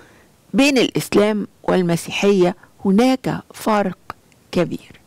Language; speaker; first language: Arabic; native; Arabic